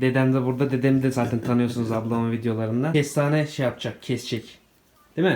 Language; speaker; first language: Turkish; native; Turkish